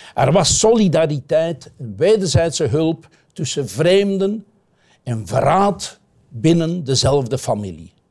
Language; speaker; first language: Dutch; native; Dutch